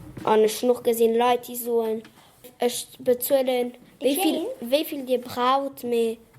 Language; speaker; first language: German; non-native, local second language; Luxembourgish